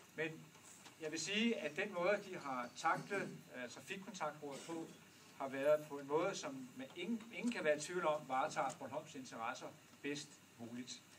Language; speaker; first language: Danish; native; Danish